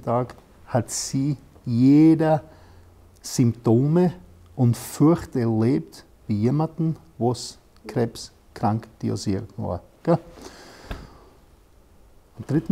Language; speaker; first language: German; non-native, fluent; English